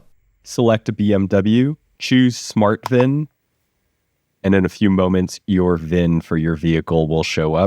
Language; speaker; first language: English; native; English